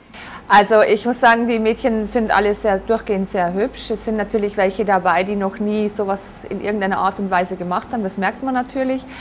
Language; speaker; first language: German; native; German